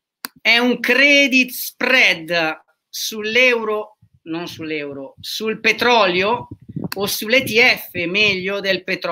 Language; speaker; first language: Italian; native; Italian